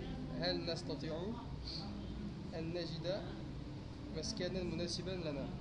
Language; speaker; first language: Arabic; non-native, learner; French